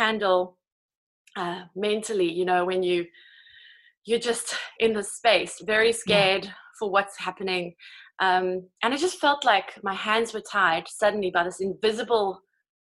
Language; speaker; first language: English; native; English